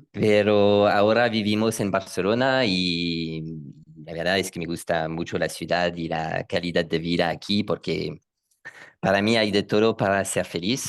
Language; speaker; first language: Spanish; non-native, learner; French